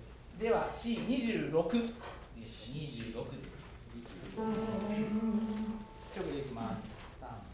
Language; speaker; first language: Japanese; native; Japanese